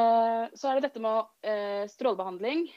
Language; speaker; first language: Norwegian; native; Norwegian